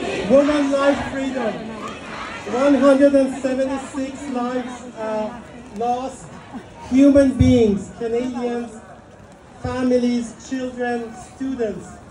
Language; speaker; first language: English; early bilingual, other home language; Persian